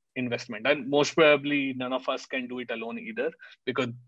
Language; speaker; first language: English; non-native, local second language; Hindi